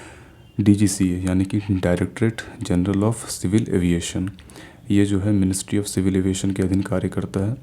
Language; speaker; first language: Hindi; native; Hindi